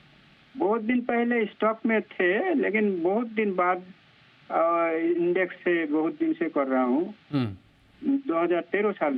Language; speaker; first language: Hindi; non-native, local second language; Bangla